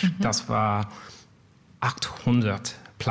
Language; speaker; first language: German; non-native, learner; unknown